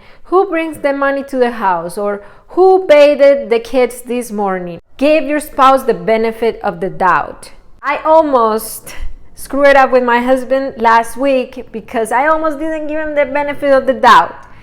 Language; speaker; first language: English; non-native, fluent; Spanish